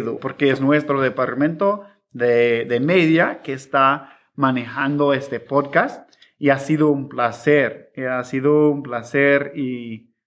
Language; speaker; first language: Spanish; non-native, fluent; English